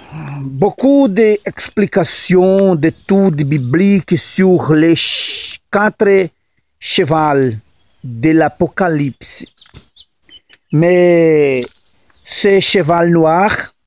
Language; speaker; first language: French; non-native, learner; Portuguese